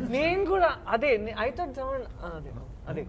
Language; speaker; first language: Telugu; non-native, local second language; Badaga